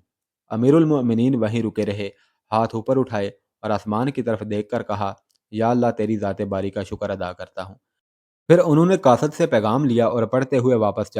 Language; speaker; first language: Urdu; native; Urdu